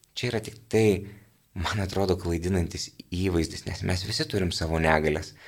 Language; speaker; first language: Lithuanian; native; Lithuanian